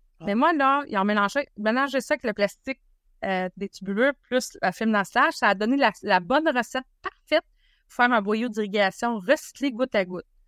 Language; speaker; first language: French; native; French